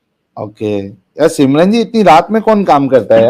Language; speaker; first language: Hindi; native; Hindi